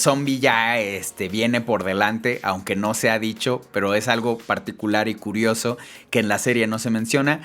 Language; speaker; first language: Spanish; native; Spanish